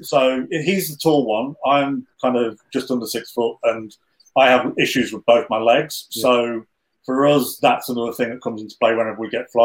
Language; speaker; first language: English; native; English